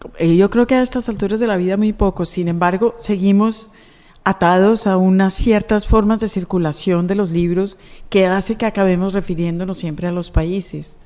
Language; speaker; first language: Spanish; native; Spanish